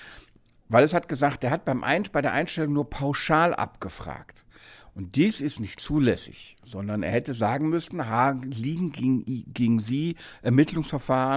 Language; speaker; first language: German; native; German